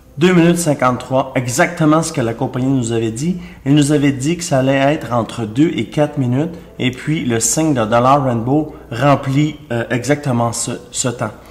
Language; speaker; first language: French; native; French